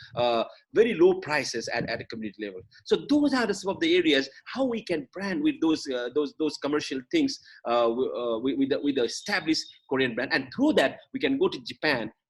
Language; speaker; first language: English; non-native, local second language; Nepali